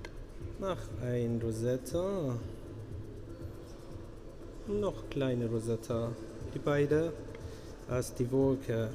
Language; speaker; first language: German; non-native, learner; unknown